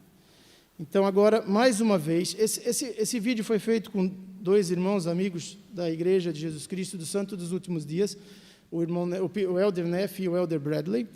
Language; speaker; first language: Portuguese; native; Portuguese